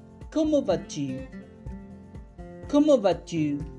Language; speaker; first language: French; non-native, fluent; Spanish